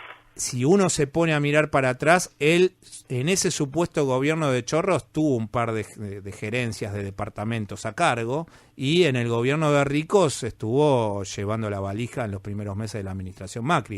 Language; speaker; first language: Spanish; native; Spanish